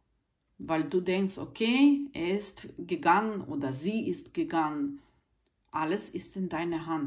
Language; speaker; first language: German; non-native, fluent; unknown